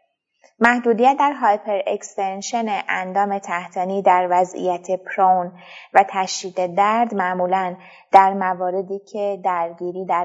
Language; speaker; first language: Persian; native; Persian